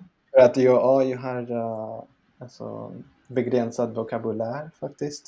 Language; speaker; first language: Swedish; non-native, fluent; Spanish